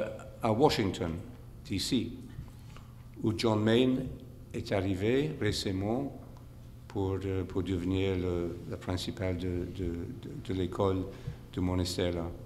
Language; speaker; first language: French; non-native, fluent; English